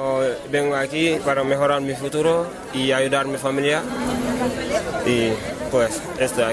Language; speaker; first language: Spanish; non-native, learner; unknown